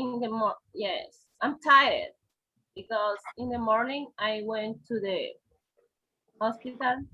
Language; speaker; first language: English; non-native, learner; Spanish